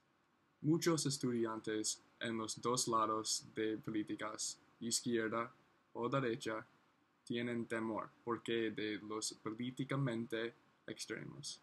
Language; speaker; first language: Spanish; non-native, learner; English